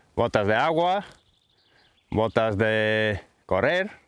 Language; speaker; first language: Spanish; non-native, fluent; Latvian